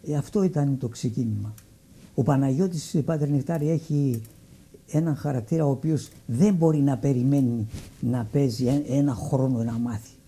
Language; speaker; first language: Greek; native; Greek